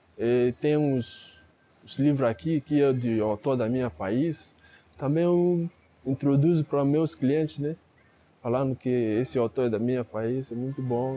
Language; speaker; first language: Portuguese; non-native, learner; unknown